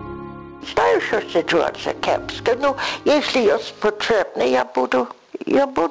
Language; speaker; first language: Belarusian; early bilingual, heritage; Belarusian